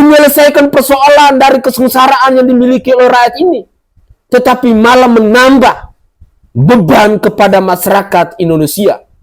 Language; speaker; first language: Indonesian; native; Indonesian